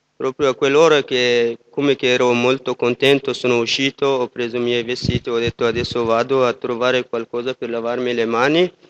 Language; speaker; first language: Italian; non-native, fluent; Persian